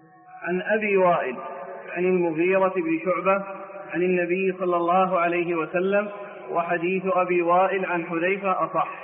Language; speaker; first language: Arabic; native; Arabic